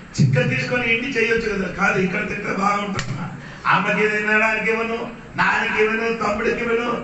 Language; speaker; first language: Telugu; non-native, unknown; Malayalam